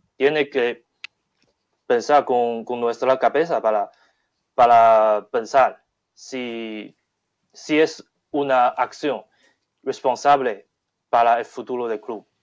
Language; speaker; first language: Spanish; non-native, learner; Chinese